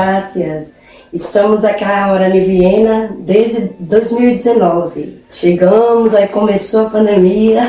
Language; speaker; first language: Spanish; non-native, learner; Portuguese